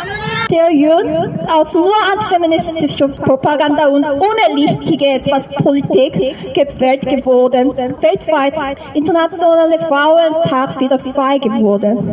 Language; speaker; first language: German; non-native, learner; Korean